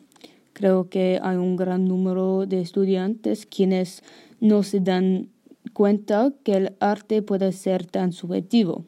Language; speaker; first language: Spanish; non-native, learner; English